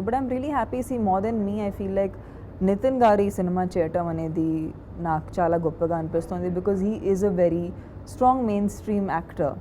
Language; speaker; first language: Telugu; non-native, fluent; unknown